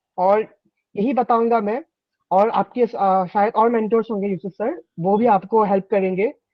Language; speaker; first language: Hindi; non-native, local second language; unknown